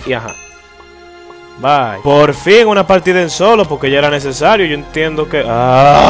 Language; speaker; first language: Spanish; native; Spanish